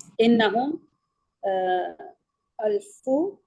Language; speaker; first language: Arabic; non-native, learner; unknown